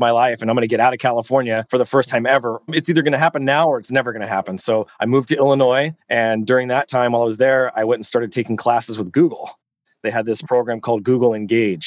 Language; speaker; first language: English; native; English